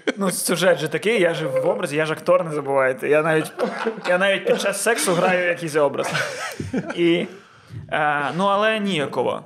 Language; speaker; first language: Ukrainian; non-native, local second language; Russian